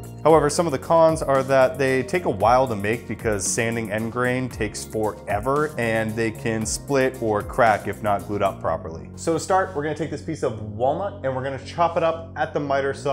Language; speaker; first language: English; native; English